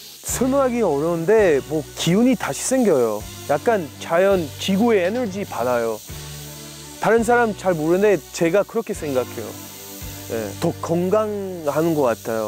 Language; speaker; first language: Korean; non-native, fluent; English